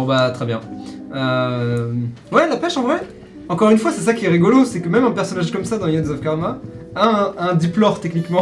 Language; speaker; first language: French; native; French